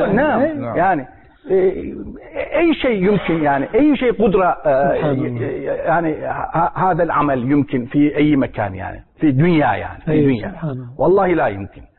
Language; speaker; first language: Arabic; non-native, learner; Turkish